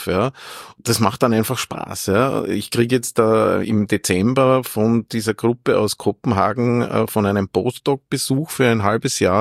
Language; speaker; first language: German; native; German